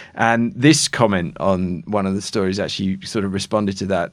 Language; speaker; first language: English; native; English